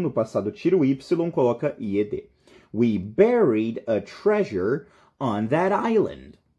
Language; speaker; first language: English; non-native, fluent; Portuguese